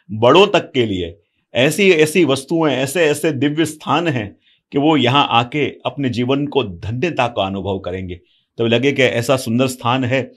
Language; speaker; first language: Hindi; non-native, local second language; Gujarati